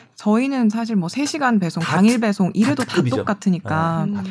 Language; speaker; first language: Korean; native; Korean